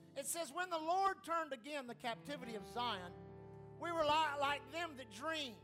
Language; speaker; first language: English; native; English